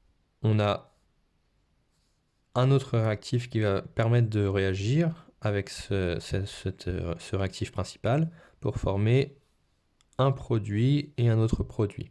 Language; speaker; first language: French; native; French